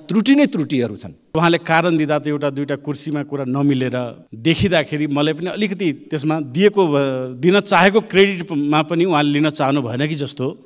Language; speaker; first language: Nepali; native; Nepali